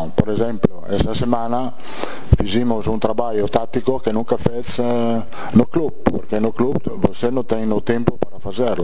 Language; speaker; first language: Portuguese; non-native, fluent; Italian